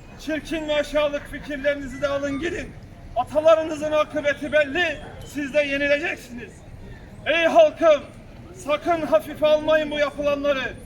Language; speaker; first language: Turkish; native; Turkish